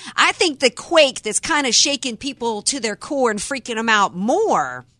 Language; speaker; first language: English; native; English